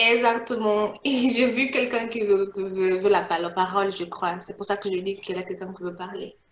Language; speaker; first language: French; non-native, local second language; Portuguese